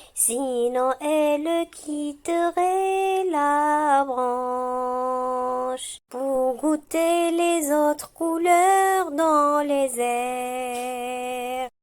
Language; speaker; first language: French; non-native, local second language; Arabic